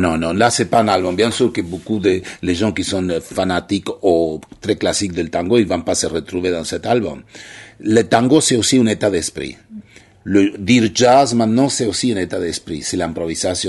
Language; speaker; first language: French; non-native, fluent; Spanish